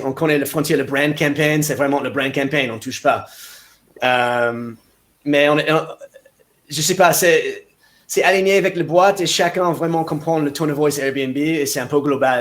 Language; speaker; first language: French; non-native, fluent; English